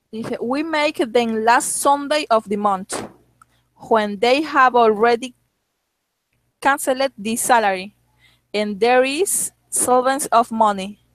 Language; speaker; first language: English; non-native, learner; Spanish